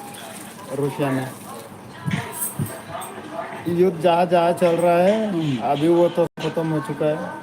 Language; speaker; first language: Hindi; non-native, local second language; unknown